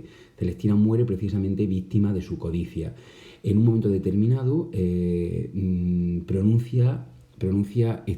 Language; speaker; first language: Spanish; native; Spanish